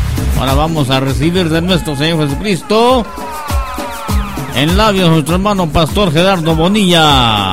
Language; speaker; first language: Spanish; native; Spanish